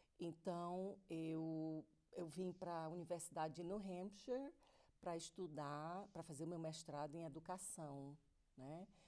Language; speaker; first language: Portuguese; native; Portuguese